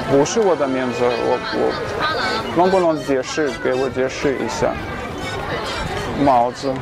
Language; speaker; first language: Chinese; non-native, learner; Russian